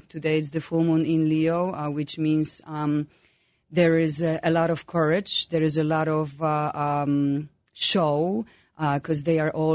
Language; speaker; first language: English; non-native, fluent; Polish